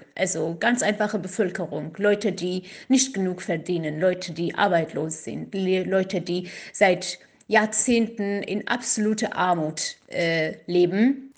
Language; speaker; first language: German; non-native, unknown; Kurdish